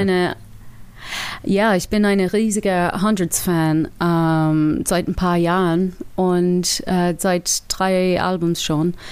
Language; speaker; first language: German; non-native, learner; English